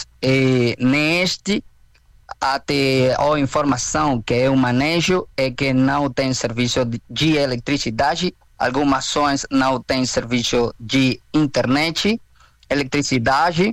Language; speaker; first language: Portuguese; non-native, fluent; Spanish